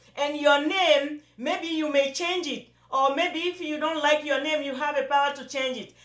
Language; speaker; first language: English; non-native, local second language; Yoruba